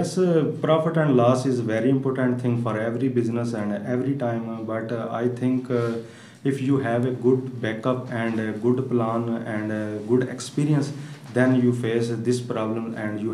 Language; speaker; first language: English; non-native, learner; Punjabi